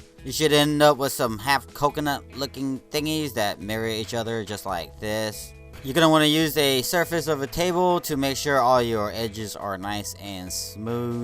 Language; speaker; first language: English; native; English